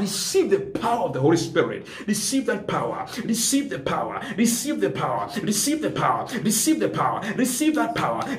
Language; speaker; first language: English; non-native, local second language; Swahili